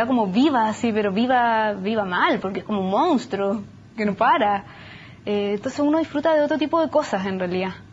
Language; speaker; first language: Spanish; native; Spanish